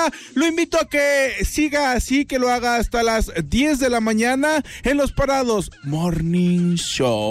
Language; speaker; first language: Spanish; native; Spanish